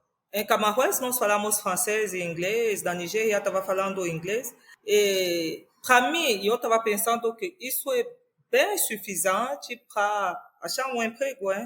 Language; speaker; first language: Portuguese; non-native, fluent; French